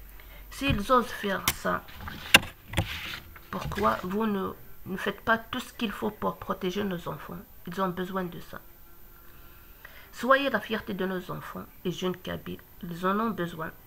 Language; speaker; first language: French; non-native, local second language; Kabyle